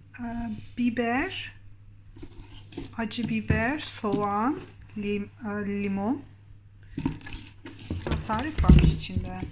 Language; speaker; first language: Turkish; early bilingual, heritage; Turkish